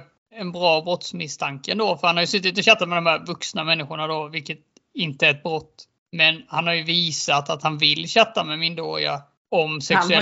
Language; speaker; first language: Swedish; native; Swedish